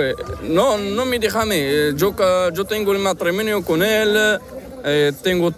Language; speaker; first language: Spanish; non-native, learner; Arabic